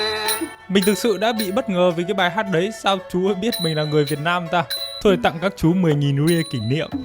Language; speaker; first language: Vietnamese; native; Vietnamese